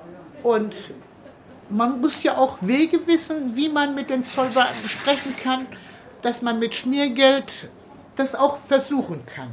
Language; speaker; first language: German; early bilingual, other home language; Turkish